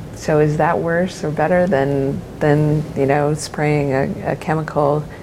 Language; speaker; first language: English; native; English